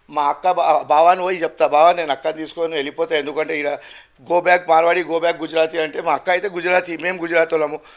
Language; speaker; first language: Telugu; non-native, local second language; Gujarati